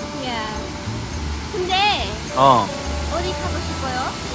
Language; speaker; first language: Korean; non-native, learner; English